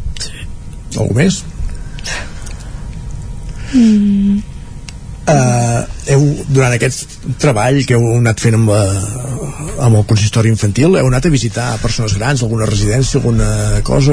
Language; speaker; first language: Catalan; native; Catalan